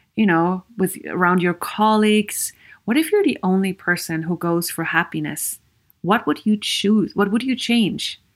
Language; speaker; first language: English; non-native, fluent; German